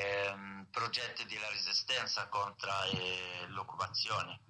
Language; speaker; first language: Italian; non-native, learner; Arabic